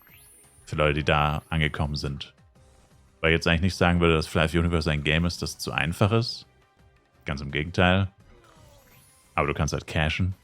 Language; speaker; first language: German; native; German